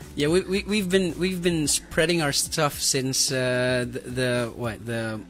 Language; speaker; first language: English; non-native, local second language; Waray